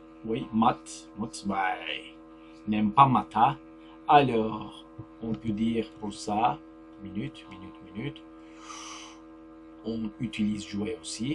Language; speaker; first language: French; non-native, fluent; Turkish